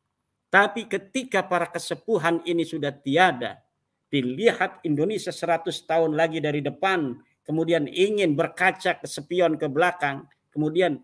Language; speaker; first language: Indonesian; native; Indonesian